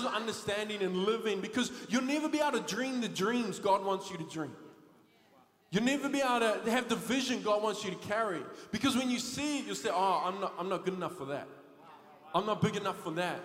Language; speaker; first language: English; native; English